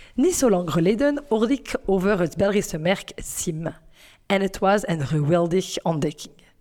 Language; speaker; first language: Dutch; non-native, fluent; French